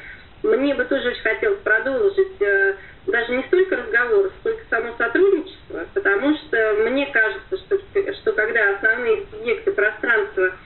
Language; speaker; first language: Russian; native; Russian